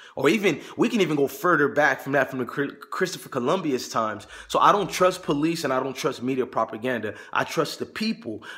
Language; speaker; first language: English; native; English